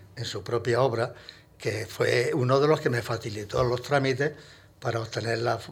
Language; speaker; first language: Spanish; native; Spanish